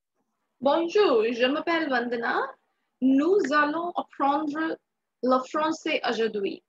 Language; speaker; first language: French; non-native, learner; Hindi